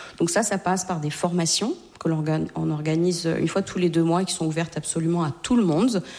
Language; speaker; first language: French; native; French